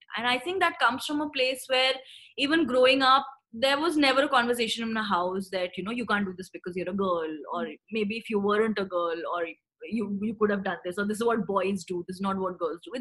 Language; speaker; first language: English; non-native, local second language; Marathi